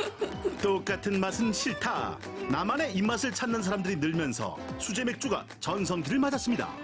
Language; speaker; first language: Korean; native; Korean